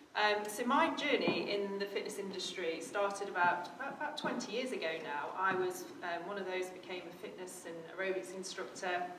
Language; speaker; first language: English; native; English